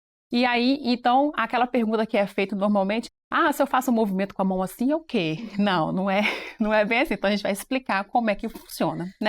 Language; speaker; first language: Portuguese; native; Portuguese